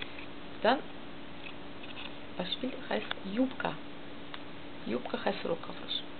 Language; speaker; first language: German; non-native, learner; Russian